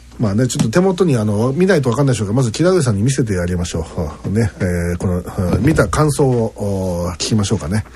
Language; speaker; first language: Japanese; native; Japanese